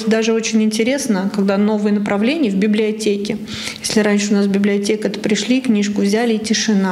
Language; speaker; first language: Russian; native; Russian